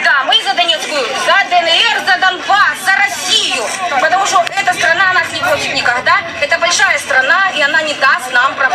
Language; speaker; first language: Russian; native; Russian